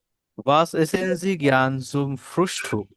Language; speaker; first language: German; non-native, learner; Bangla